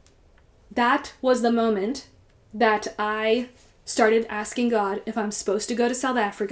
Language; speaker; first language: English; native; English